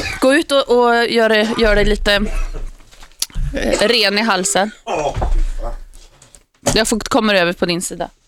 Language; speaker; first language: Swedish; native; Swedish